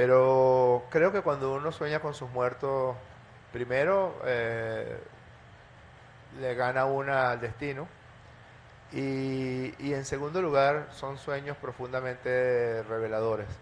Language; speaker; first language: Spanish; native; Spanish